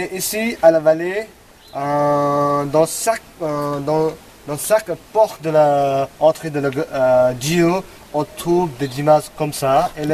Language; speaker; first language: French; non-native, learner; Nepali